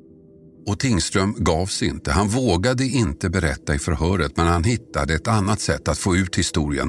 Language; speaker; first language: Swedish; native; Swedish